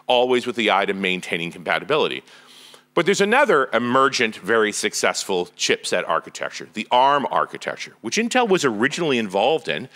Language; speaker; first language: English; native; English